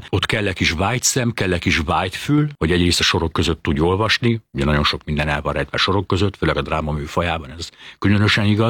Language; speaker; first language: Hungarian; native; Hungarian